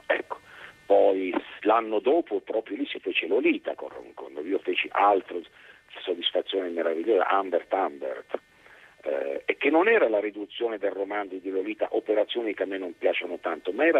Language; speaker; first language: Italian; native; Italian